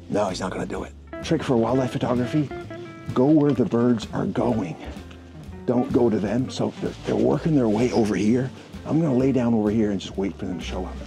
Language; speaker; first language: English; native; English